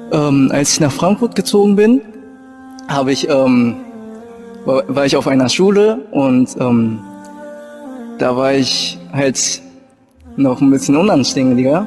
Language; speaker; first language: German; early bilingual, other home language; Japanese